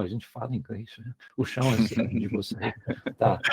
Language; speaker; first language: Portuguese; non-native, fluent; English